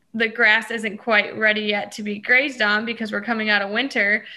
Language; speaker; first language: English; native; English